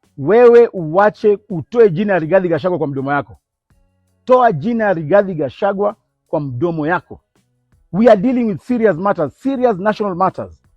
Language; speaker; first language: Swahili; non-native, local second language; Luyia